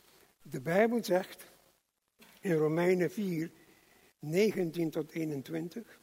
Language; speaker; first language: Dutch; non-native, local second language; English